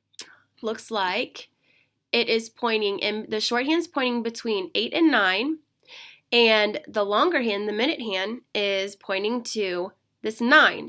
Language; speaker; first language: English; native; English